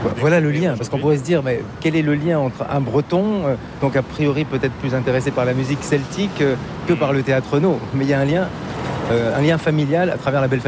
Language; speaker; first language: French; native; French